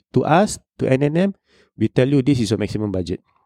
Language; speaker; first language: English; non-native, local second language; Malay